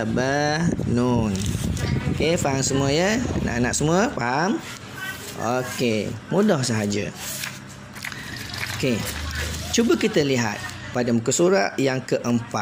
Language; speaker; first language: Malay; native; Malay